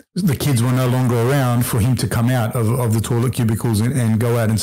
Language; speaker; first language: English; early bilingual, other home language; Spanish